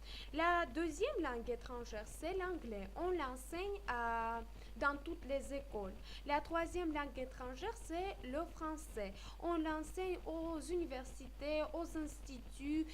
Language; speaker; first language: French; non-native, fluent; Armenian